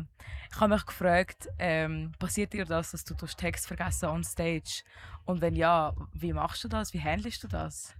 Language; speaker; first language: German; native; German